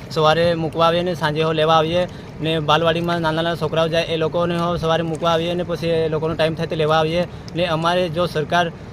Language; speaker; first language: Gujarati; non-native, local second language; Gamit